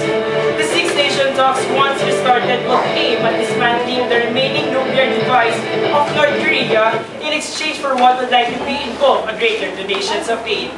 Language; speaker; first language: English; non-native, local second language; Filipino